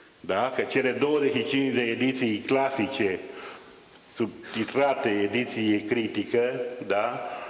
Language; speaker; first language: Romanian; native; Romanian